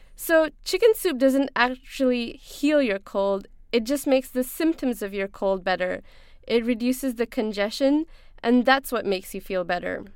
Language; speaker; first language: English; non-native, local second language; Urdu